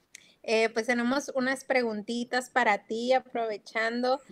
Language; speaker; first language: Spanish; native; Spanish